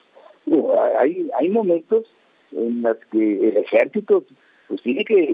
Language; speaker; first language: Spanish; native; Spanish